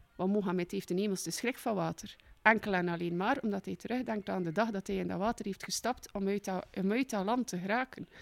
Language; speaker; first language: Dutch; native; Dutch